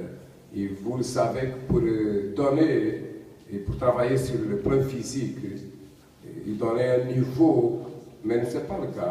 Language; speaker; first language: French; non-native, learner; Portuguese